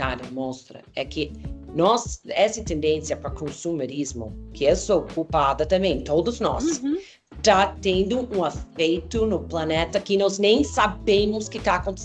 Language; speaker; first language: Portuguese; non-native, fluent; English